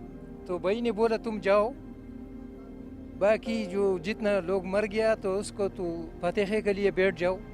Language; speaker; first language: Hindi; non-native, local second language; Pashto